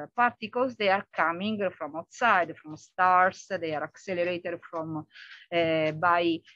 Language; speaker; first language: English; non-native, fluent; Italian